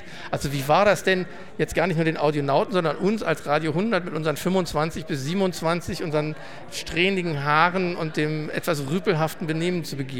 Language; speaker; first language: German; native; German